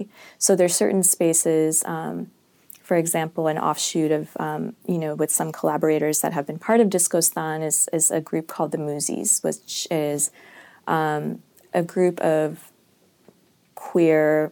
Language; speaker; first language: English; non-native, local second language; Urdu